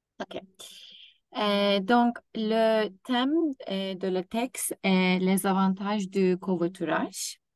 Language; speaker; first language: French; non-native, learner; Turkish